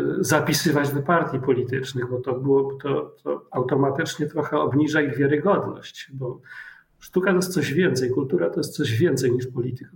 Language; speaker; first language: Polish; native; Polish